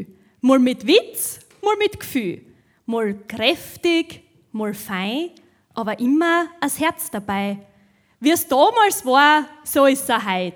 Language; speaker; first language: German; native; German